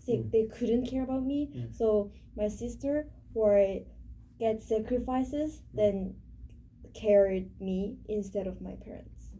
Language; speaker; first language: English; non-native, learner; Korean